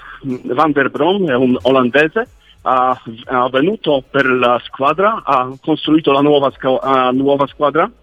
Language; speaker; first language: Italian; non-native, learner; Polish